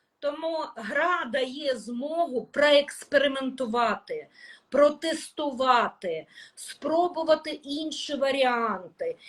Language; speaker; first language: Ukrainian; non-native, local second language; Russian